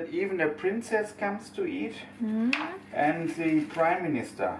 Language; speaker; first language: English; non-native, fluent; German